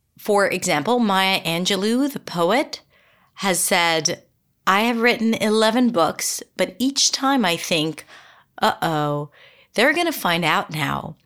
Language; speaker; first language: English; non-native, fluent; Hebrew